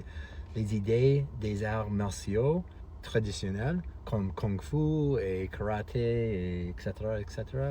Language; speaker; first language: French; non-native, fluent; English